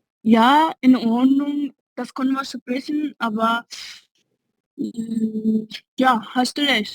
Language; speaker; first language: German; non-native, learner; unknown